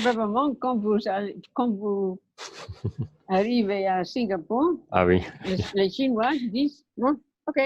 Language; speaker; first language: French; non-native, learner; English